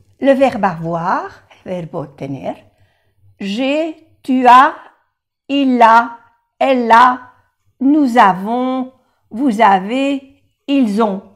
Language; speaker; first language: French; non-native, fluent; Spanish